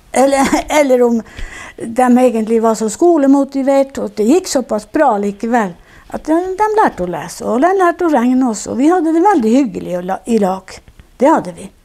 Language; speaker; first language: Norwegian; native; Norwegian